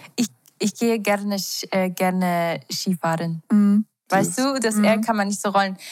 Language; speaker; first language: German; early bilingual, other home language; Portuguese